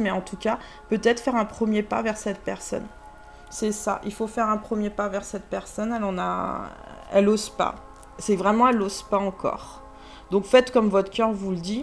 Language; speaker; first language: French; native; French